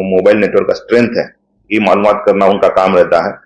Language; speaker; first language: Hindi; non-native, local second language; Marathi